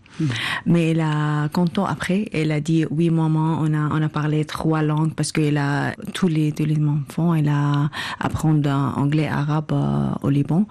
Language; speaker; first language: French; non-native, learner; Arabic